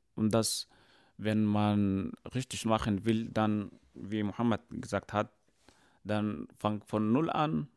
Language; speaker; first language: German; non-native, learner; Arabic